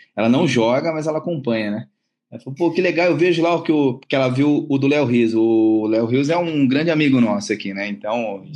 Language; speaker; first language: Portuguese; native; Portuguese